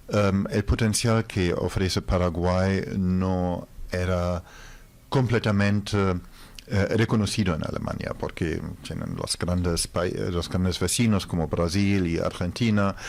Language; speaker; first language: Spanish; non-native, fluent; German